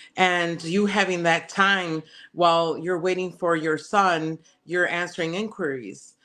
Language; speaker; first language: English; early bilingual, other home language; Spanish